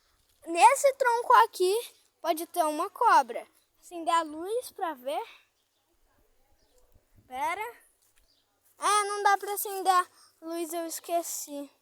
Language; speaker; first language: Portuguese; native; Portuguese